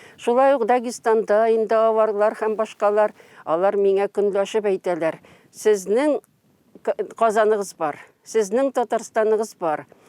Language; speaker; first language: Tatar; native; Tatar